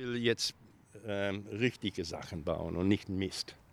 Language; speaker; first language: German; early bilingual, heritage; German